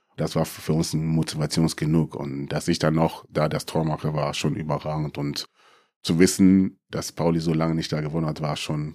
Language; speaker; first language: German; early bilingual, other home language; Akan